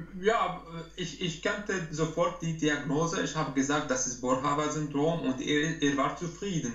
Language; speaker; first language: German; non-native, learner; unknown